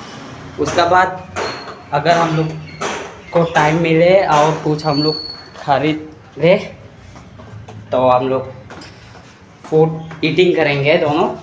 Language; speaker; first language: Hindi; non-native, local second language; Mizo